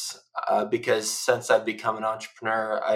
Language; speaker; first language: English; native; English